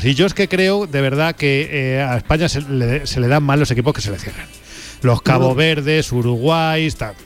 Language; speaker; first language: Spanish; native; Spanish